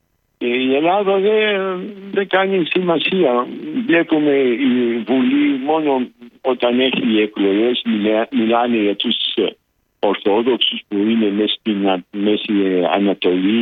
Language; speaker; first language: Greek; non-native, local second language; Arabic